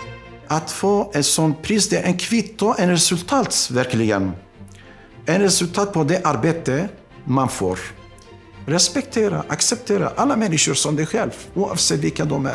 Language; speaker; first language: Swedish; non-native, fluent; Aramaic